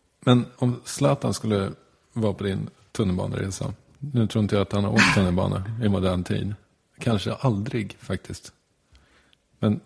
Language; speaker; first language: Swedish; native; Swedish